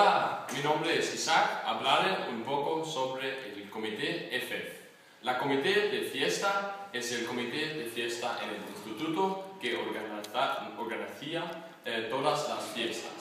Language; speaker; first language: Spanish; non-native, learner; Danish